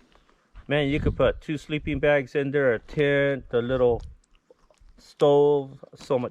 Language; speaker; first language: English; native; English